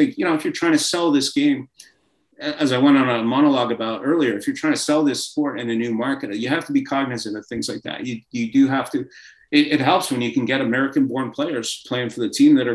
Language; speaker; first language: English; native; English